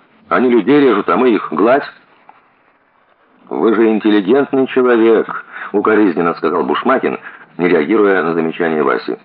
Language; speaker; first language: Russian; native; Russian